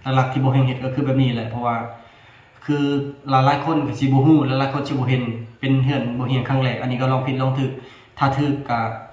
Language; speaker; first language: Lao; non-native, local second language; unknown